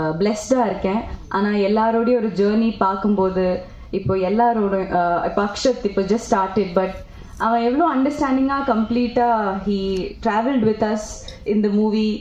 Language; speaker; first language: Tamil; non-native, local second language; Malayalam